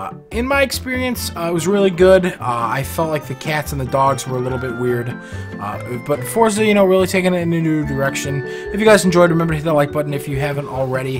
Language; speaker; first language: English; native; English